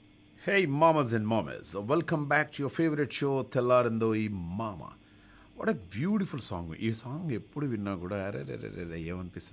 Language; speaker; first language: Telugu; native; Telugu